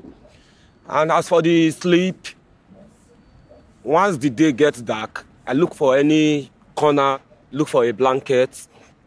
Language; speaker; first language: English; non-native, local second language; Bini